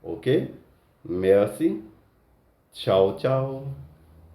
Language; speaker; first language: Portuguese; non-native, fluent; Haitian Creole